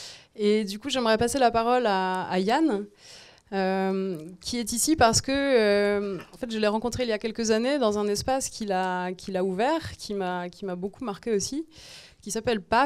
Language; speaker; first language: French; native; French